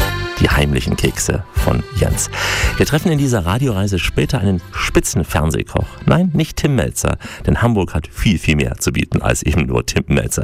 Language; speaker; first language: German; native; German